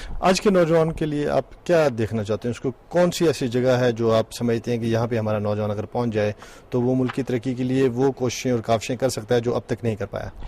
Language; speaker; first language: Urdu; native; Urdu